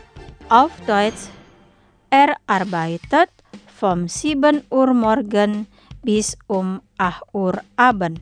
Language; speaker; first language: German; non-native, fluent; Indonesian